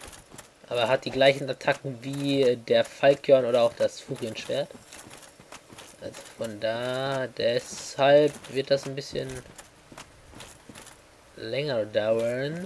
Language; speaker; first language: German; native; German